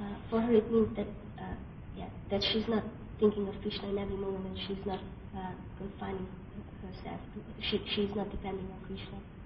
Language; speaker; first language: English; non-native, fluent; Hungarian